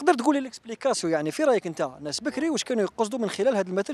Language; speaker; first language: Arabic; native; Arabic